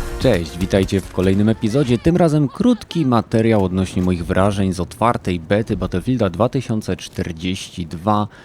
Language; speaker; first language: Polish; native; Polish